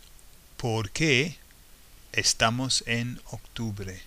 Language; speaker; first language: Spanish; non-native, fluent; English